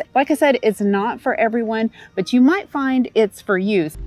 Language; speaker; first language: English; native; English